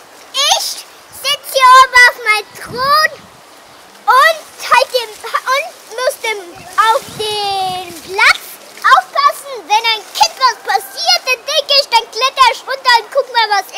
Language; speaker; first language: German; native; German